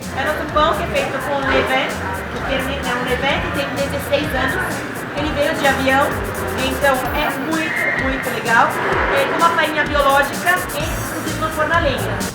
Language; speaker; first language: Portuguese; non-native, fluent; Italian